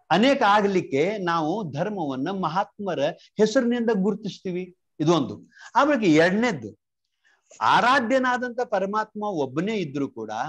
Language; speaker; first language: Kannada; native; Kannada